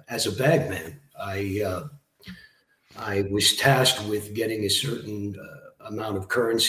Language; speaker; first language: English; native; English